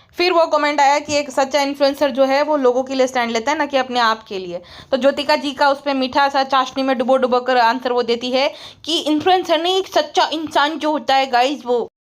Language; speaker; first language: Hindi; native; Hindi